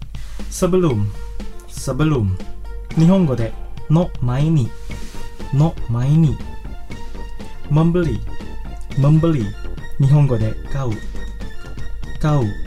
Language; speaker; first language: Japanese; non-native, fluent; Indonesian